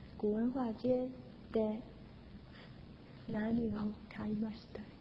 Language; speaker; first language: Japanese; non-native, learner; Chinese